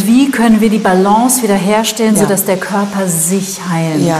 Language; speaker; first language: German; native; German